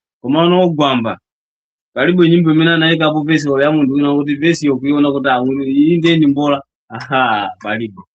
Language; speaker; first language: Nyanja; non-native, local second language; Yao